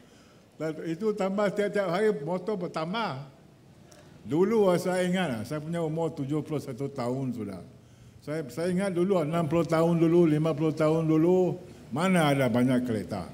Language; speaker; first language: Malay; native; Malay